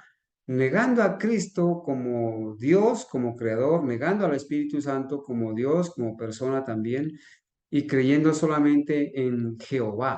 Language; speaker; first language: Spanish; native; Spanish